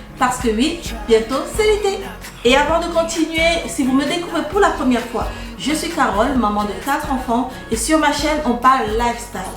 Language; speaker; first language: French; native; French